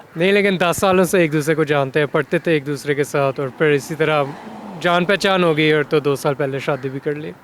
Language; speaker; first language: Urdu; early bilingual, heritage; Hindi